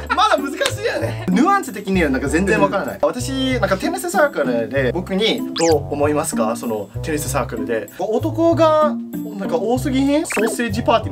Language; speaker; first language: Japanese; non-native, fluent; English